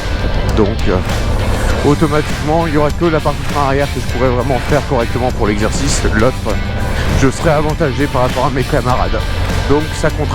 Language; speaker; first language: French; native; French